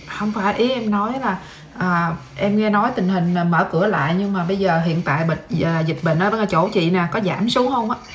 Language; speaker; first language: Vietnamese; native; Vietnamese